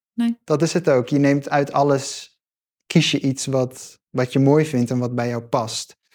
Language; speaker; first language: Dutch; early bilingual, other home language; Arabic